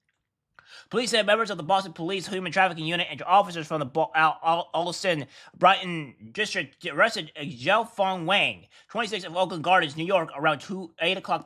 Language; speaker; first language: English; native; English